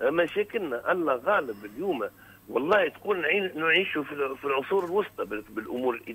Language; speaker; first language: Arabic; native; Arabic